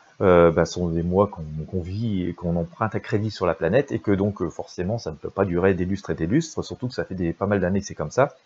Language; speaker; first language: French; native; French